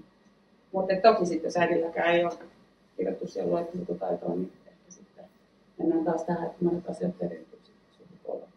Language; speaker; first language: Finnish; native; Finnish